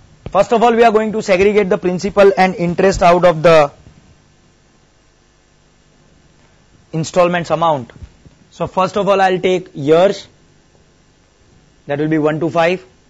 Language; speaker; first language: English; non-native, local second language; Gujarati